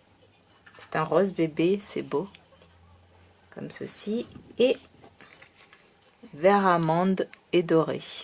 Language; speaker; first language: French; native; French